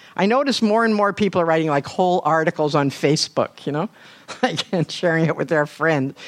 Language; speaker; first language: English; native; English